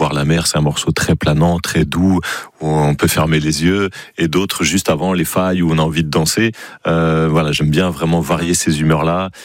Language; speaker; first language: French; native; French